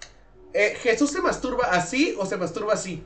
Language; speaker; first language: Spanish; native; Spanish